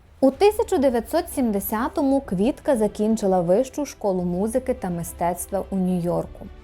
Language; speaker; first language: Ukrainian; native; Ukrainian